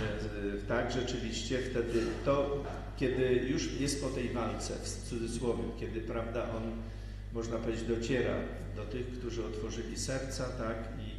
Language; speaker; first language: Polish; native; Polish